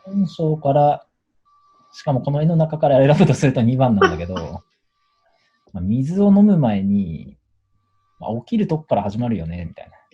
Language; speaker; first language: Japanese; native; Japanese